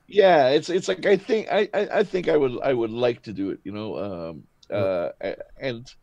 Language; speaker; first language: English; native; English